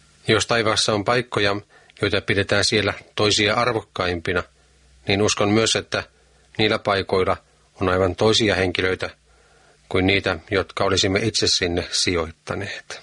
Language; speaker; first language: Finnish; native; Finnish